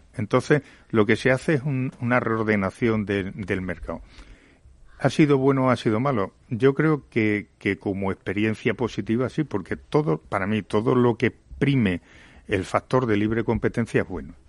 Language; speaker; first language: Spanish; native; Spanish